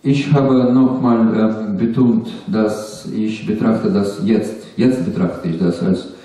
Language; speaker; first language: German; non-native, learner; Russian